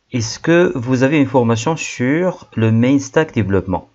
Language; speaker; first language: French; non-native, local second language; Arabic